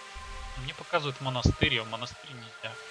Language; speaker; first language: Russian; native; Russian